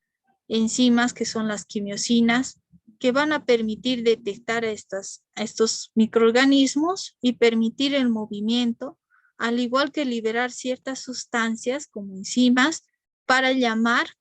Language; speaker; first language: Spanish; native; Spanish